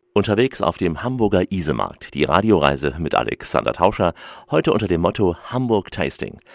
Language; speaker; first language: German; native; German